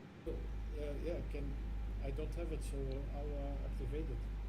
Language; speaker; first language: English; non-native, learner; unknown